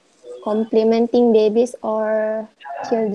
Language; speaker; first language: English; non-native, learner; Indonesian